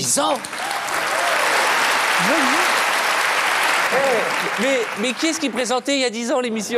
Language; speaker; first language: French; native; French